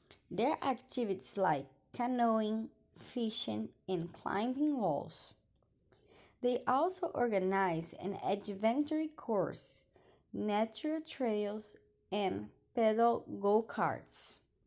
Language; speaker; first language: English; non-native, fluent; Portuguese